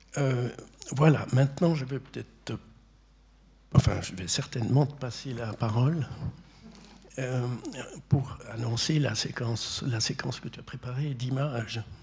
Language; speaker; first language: French; native; French